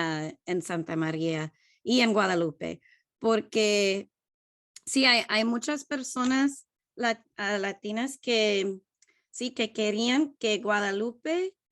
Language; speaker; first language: Spanish; non-native, learner; English